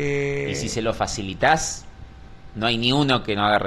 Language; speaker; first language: Spanish; native; Spanish